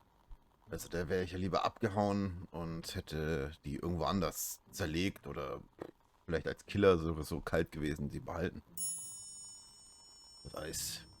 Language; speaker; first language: German; native; German